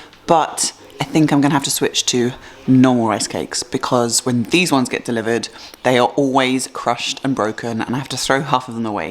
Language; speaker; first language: English; native; English